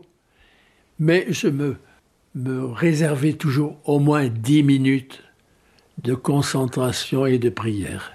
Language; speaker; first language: French; native; French